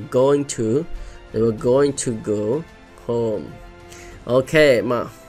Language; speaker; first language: English; non-native, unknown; Khmer